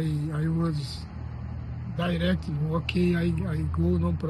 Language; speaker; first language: English; non-native, learner; Portuguese